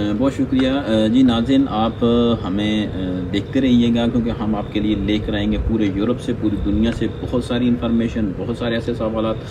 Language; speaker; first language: Urdu; native; Urdu